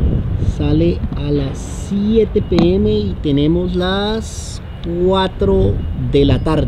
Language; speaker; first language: Spanish; native; Spanish